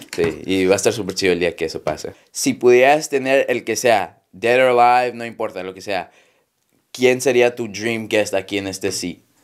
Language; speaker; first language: Spanish; early bilingual, heritage; Spanish